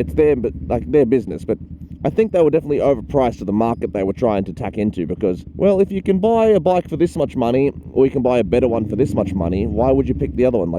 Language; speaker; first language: English; native; English